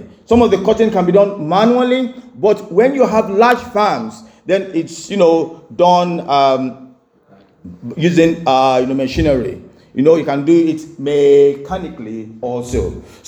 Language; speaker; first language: English; non-native, local second language; Igbo